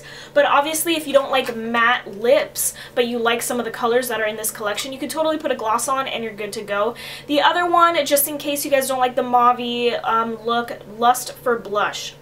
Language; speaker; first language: English; native; English